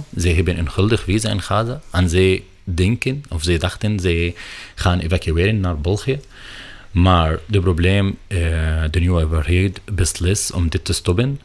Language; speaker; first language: Dutch; non-native, learner; Arabic